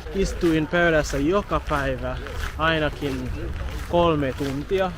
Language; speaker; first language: Finnish; non-native, fluent; English